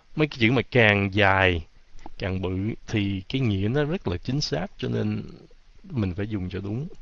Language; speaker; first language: Vietnamese; early bilingual, heritage; Vietnamese